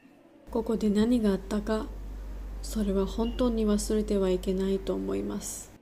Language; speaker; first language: Japanese; non-native, learner; Georgian